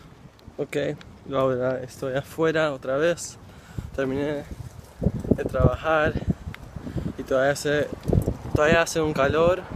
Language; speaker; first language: Spanish; early bilingual, other home language; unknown